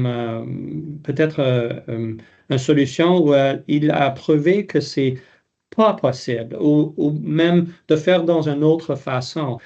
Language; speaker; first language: French; non-native, local second language; English